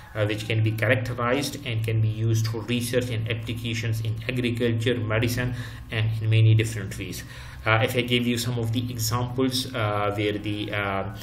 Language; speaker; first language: English; non-native, local second language; Urdu